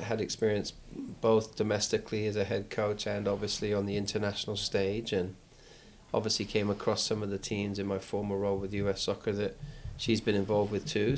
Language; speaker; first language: English; native; English